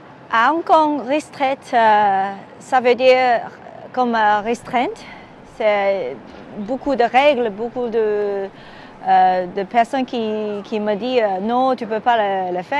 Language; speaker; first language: French; non-native, learner; Cantonese